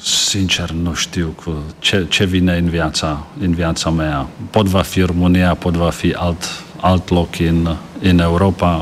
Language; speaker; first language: Romanian; non-native, learner; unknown